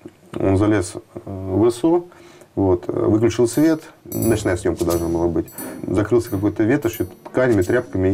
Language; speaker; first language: Russian; native; Russian